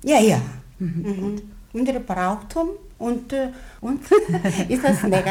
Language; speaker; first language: German; non-native, learner; Korean